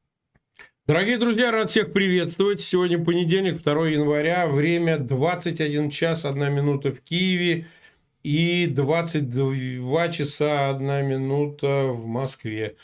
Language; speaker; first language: Russian; native; Russian